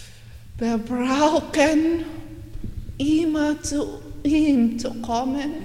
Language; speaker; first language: German; non-native, learner; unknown